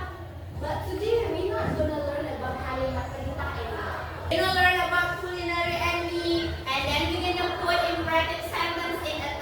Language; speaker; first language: English; non-native, learner; Indonesian